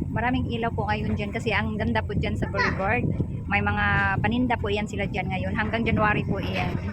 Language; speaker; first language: Filipino; non-native, local second language; Cebuano